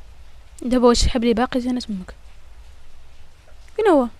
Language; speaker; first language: Arabic; native; Arabic